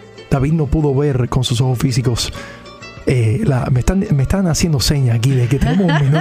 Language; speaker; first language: Spanish; early bilingual, heritage; Spanish